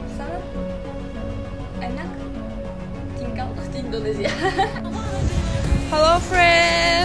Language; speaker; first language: Indonesian; non-native, learner; Russian